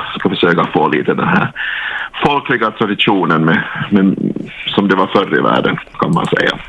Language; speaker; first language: Swedish; native; Swedish